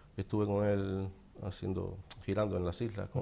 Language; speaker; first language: Spanish; native; Spanish